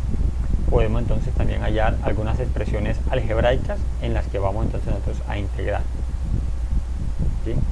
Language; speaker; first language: Spanish; native; Spanish